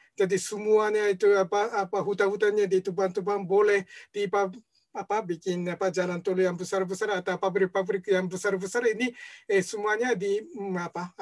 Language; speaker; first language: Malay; non-native, fluent; Japanese